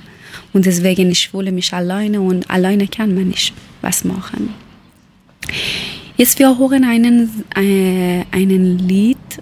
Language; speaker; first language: German; non-native, learner; Persian